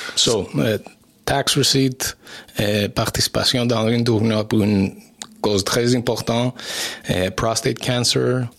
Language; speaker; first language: French; non-native, fluent; English